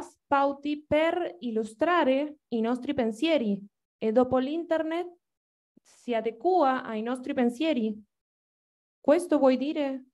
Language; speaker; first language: Italian; non-native, learner; Spanish